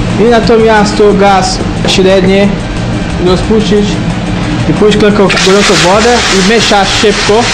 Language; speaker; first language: Polish; non-native, learner; Portuguese